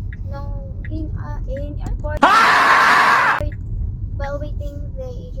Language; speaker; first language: English; non-native, local second language; Waray